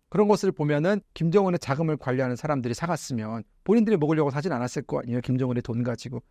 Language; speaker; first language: Korean; native; Korean